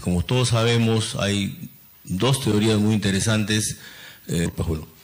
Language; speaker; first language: Spanish; native; Spanish